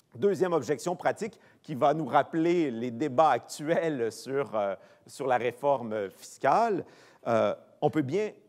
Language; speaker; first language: French; native; French